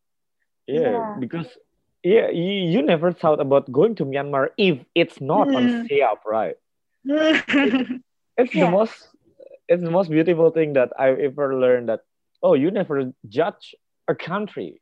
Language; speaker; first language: English; non-native, fluent; Indonesian